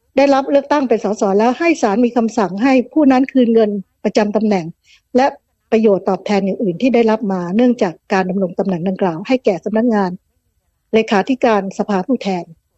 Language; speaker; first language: Thai; native; Thai